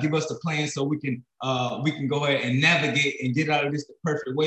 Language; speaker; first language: English; native; English